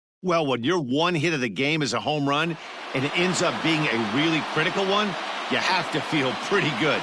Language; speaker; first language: English; native; English